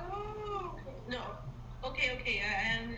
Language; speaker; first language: English; non-native, learner; Portuguese